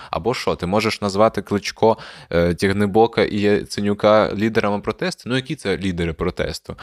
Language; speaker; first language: Ukrainian; non-native, local second language; Russian